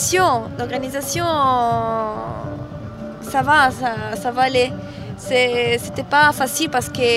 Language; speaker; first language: French; non-native, learner; Italian